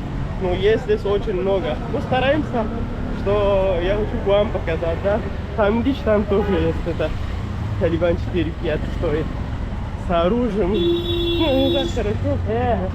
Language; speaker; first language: Russian; non-native, learner; Pashto